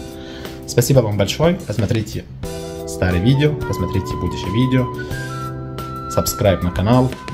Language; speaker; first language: Russian; non-native, learner; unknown